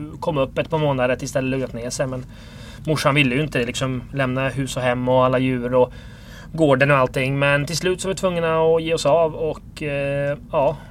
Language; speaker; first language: Swedish; early bilingual, other home language; Bosnian